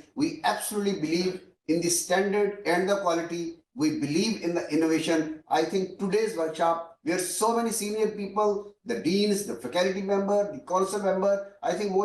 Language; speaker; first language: English; non-native, local second language; Urdu